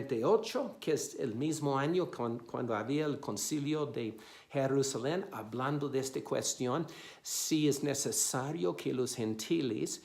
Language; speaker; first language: Spanish; non-native, fluent; English